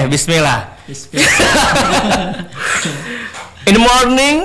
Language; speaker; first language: English; non-native, learner; Indonesian